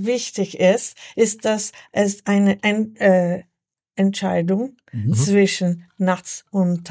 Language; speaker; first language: German; non-native, learner; French